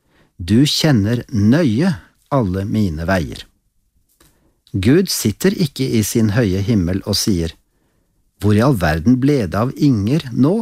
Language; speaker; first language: Norwegian; native; Norwegian